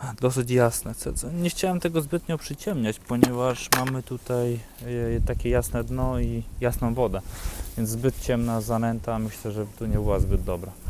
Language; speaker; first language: Polish; native; Polish